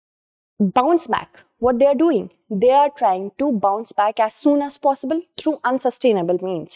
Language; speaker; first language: English; non-native, local second language; Hindi